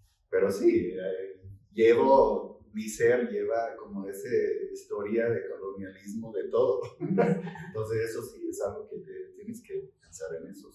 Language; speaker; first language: Spanish; non-native, fluent; English